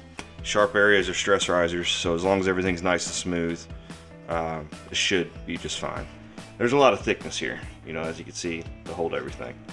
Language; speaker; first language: English; native; English